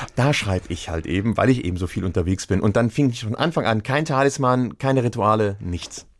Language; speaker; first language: German; native; German